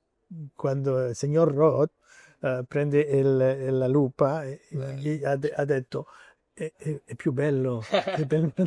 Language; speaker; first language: Italian; non-native, learner; French